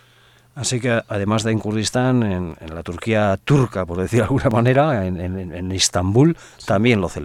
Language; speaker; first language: Spanish; native; Spanish